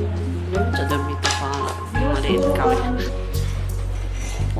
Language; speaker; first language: Italian; early bilingual, other home language; Filipino